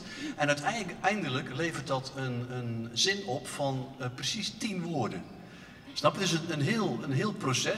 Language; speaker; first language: Dutch; native; Dutch